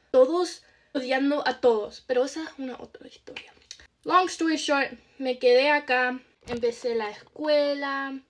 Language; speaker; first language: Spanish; early bilingual, heritage; Spanish